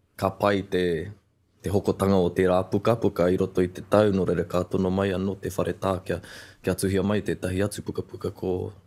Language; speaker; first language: Māori; non-native, local second language; English